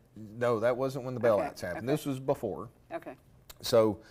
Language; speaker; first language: English; native; English